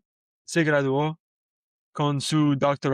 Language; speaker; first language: Spanish; non-native, learner; English